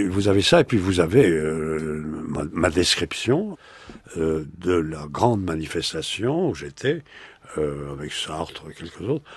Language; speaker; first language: French; native; French